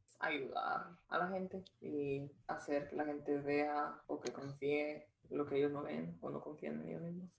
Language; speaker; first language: Spanish; native; Spanish